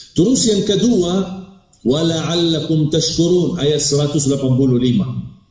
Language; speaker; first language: Malay; non-native, fluent; Arabic